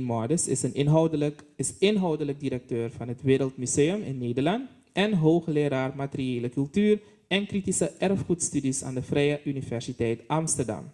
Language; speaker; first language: Dutch; native; Dutch